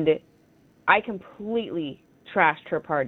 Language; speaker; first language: English; native; English